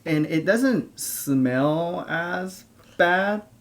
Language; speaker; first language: English; non-native, fluent; Japanese